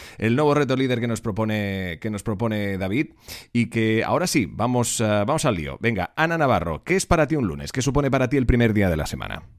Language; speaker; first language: Spanish; native; Spanish